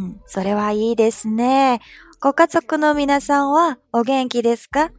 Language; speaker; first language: Japanese; non-native, fluent; Chinese